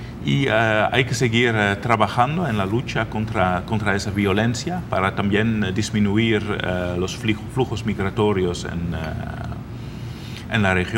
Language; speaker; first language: Spanish; non-native, fluent; Dutch